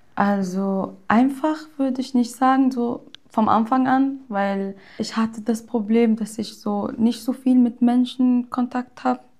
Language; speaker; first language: German; early bilingual, other home language; Arabic